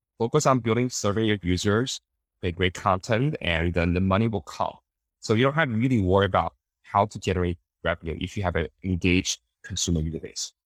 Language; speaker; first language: English; early bilingual, other home language; Chinese